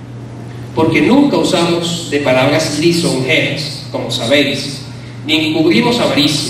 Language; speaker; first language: Spanish; native; Spanish